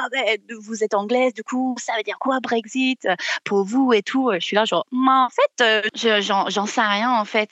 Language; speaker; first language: French; non-native, fluent; English